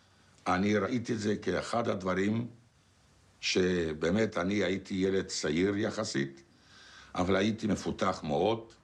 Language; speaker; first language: Hebrew; non-native, fluent; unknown